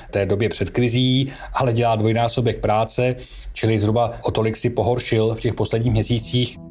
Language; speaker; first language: Czech; native; Czech